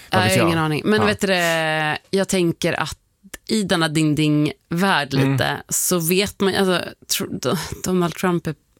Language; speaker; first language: Swedish; native; Swedish